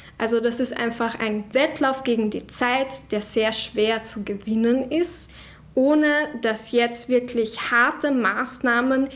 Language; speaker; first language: German; non-native, local second language; Slovenian